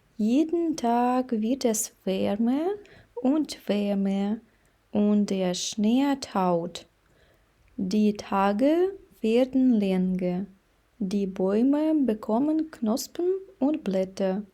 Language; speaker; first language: German; non-native, fluent; Ukrainian